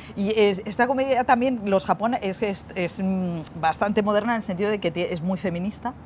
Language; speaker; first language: Spanish; native; Spanish